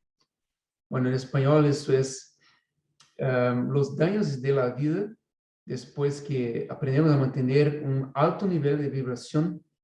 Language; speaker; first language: Spanish; non-native, fluent; Portuguese